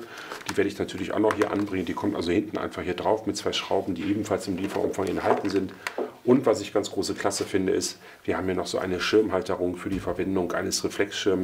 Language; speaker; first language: German; native; German